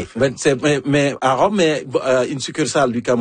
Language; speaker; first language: French; native; French